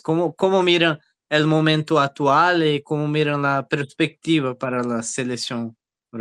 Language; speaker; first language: Spanish; non-native, learner; Portuguese